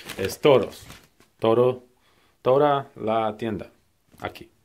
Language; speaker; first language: Spanish; non-native, learner; English